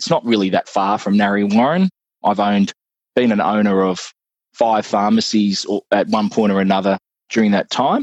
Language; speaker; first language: English; native; English